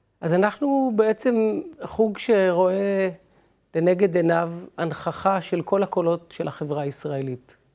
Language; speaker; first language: Hebrew; native; Hebrew